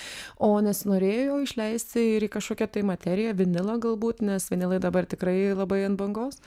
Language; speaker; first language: Lithuanian; native; Lithuanian